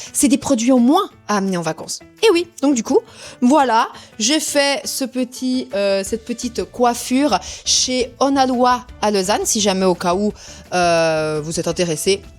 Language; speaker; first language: French; early bilingual, other home language; Portuguese